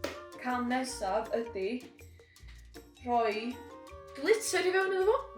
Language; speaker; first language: Welsh; native; Welsh